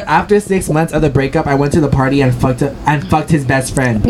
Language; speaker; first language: English; early bilingual, other home language; Spanish